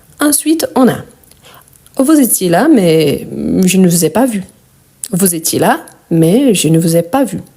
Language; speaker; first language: French; non-native, fluent; Portuguese